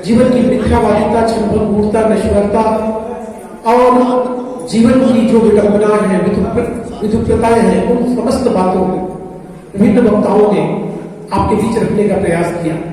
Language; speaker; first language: Hindi; native; Hindi